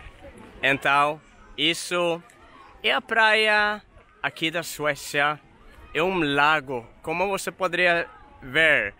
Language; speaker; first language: Portuguese; non-native, fluent; Swedish